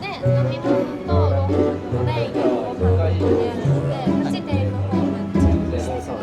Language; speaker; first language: Japanese; native; Japanese